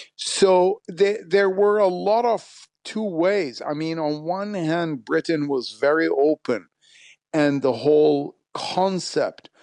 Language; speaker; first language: English; non-native, fluent; Arabic